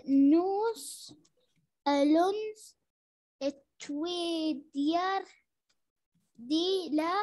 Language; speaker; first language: French; non-native, learner; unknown